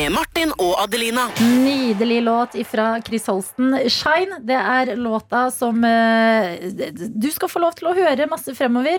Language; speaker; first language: Norwegian; native; Norwegian